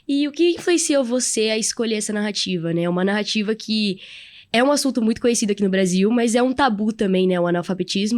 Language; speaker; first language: Portuguese; native; Portuguese